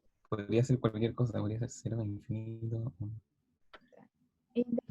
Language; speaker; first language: Spanish; native; Spanish